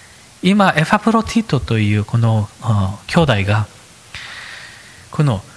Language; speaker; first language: Japanese; non-native, fluent; Korean